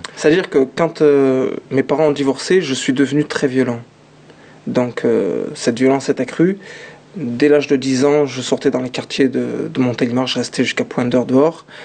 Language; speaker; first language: French; early bilingual, other home language; Arabic